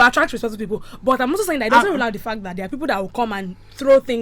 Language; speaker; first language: English; non-native, local second language; Yoruba